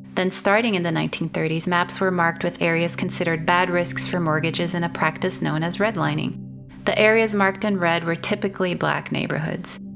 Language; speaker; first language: English; non-native, fluent; Portuguese